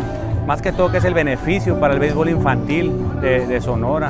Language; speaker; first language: Spanish; native; Spanish